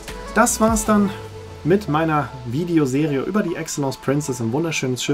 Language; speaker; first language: German; native; German